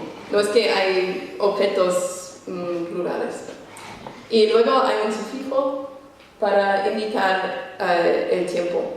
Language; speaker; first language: Spanish; non-native, fluent; English